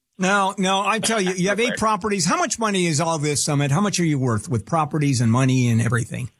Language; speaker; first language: English; native; English